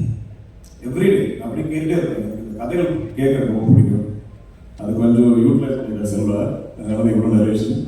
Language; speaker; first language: Tamil; non-native, fluent; Malayalam